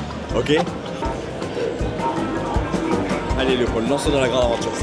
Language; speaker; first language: French; native; French